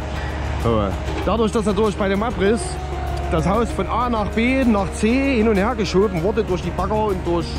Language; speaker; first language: German; native; German